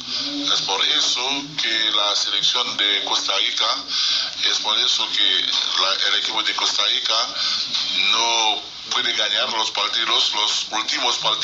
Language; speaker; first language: Spanish; non-native, fluent; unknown